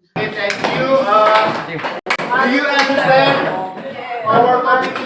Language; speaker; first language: English; non-native, fluent; Indonesian